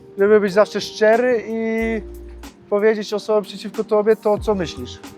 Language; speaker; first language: Polish; early bilingual, heritage; Polish